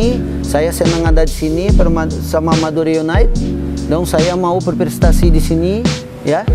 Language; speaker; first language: Indonesian; non-native, fluent; Portuguese